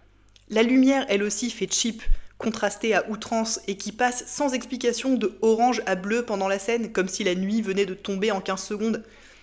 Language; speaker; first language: French; native; French